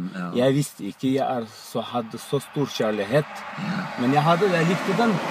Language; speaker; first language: Norwegian; non-native, learner; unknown